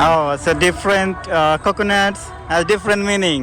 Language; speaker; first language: English; non-native, learner; Bangla